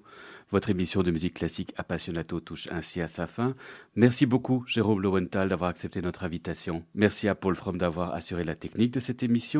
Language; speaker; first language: French; native; French